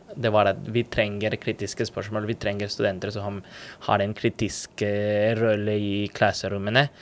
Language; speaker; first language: Norwegian; non-native, fluent; Spanish